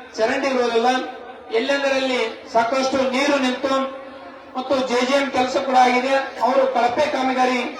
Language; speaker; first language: Kannada; native; Kannada